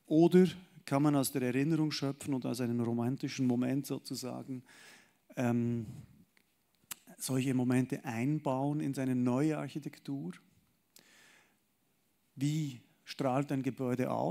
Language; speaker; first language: German; native; German